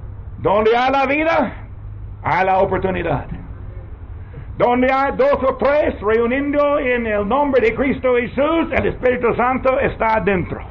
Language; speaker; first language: Spanish; non-native, learner; English